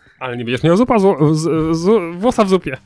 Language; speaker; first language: Polish; native; Polish